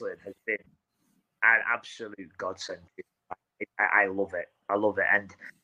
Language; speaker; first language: English; native; English